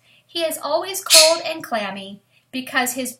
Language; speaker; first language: English; native; English